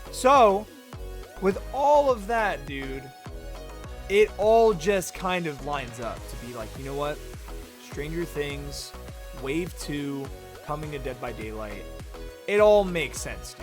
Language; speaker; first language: English; native; English